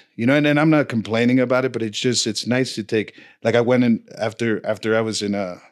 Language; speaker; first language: English; non-native, fluent; Spanish